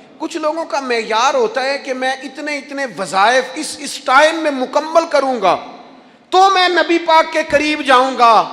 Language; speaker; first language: Urdu; non-native, local second language; Punjabi